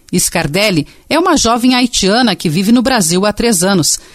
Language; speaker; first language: Portuguese; native; Portuguese